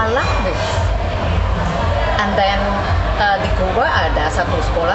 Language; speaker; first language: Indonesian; non-native, fluent; Spanish